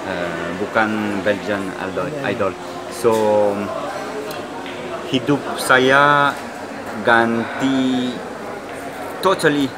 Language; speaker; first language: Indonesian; non-native, learner; French